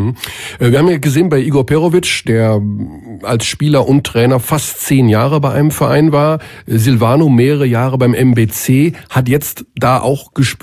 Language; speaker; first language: German; native; German